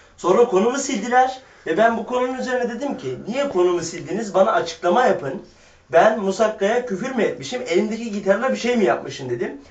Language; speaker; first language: Turkish; early bilingual, heritage; Turkish